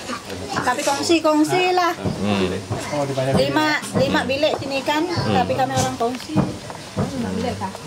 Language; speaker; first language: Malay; non-native, local second language; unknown